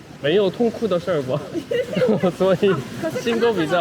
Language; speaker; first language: Chinese; non-native, fluent; Korean